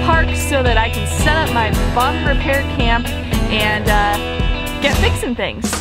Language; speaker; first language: English; native; English